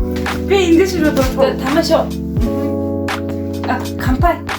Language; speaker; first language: Japanese; non-native, learner; Mongolian